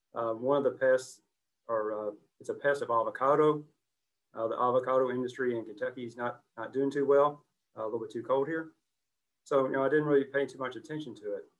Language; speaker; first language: English; native; English